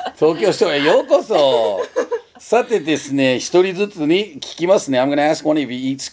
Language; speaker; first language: Japanese; non-native, fluent; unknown